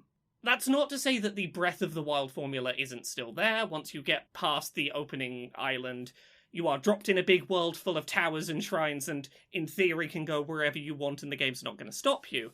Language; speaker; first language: English; native; English